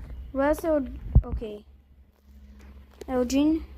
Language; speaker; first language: English; non-native, learner; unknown